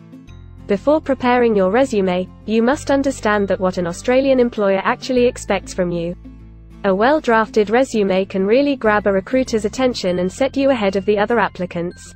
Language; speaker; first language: English; non-native, local second language; Hindi